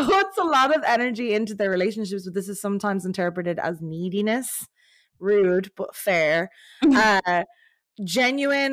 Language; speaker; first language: English; native; English